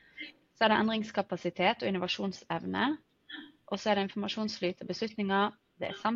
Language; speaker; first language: Norwegian; native; Norwegian